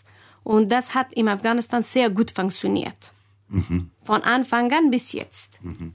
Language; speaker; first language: German; non-native, fluent; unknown